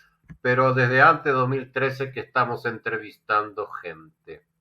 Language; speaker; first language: Spanish; native; Spanish